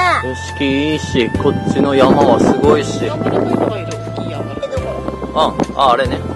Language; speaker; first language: Japanese; native; Japanese